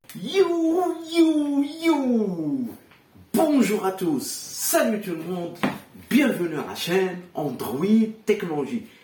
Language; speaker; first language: French; non-native, local second language; Arabic